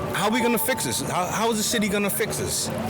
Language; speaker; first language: English; native; English